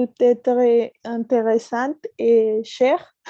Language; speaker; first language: French; non-native, learner; Spanish